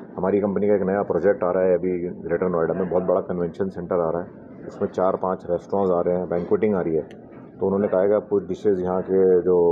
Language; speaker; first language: Hindi; native; Hindi